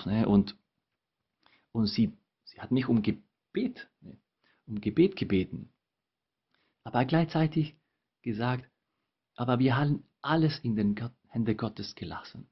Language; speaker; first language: German; non-native, fluent; Spanish